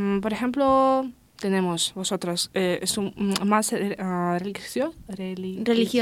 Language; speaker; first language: Spanish; non-native, learner; Russian